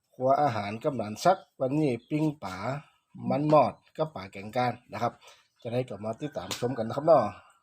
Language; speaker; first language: Thai; native; Thai